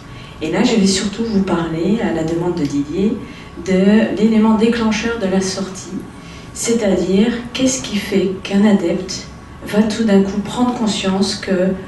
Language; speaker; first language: French; native; French